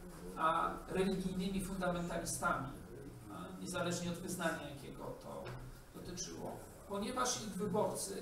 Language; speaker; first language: Polish; native; Polish